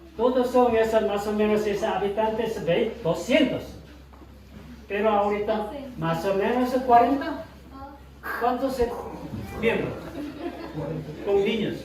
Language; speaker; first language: Spanish; non-native, learner; Korean